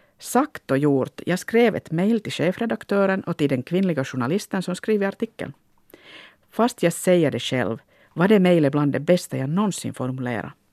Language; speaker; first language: Swedish; non-native, local second language; Finnish